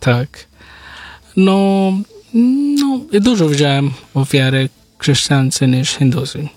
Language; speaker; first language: Polish; non-native, learner; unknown